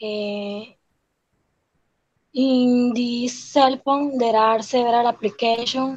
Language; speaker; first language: English; non-native, learner; Spanish